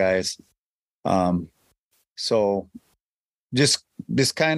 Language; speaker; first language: English; native; English